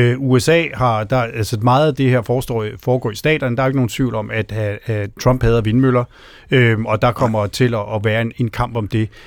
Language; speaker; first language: Danish; native; Danish